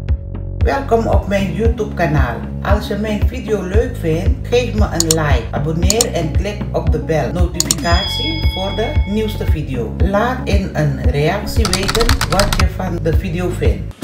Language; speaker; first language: Dutch; non-native, local second language; Caribbean Hindustani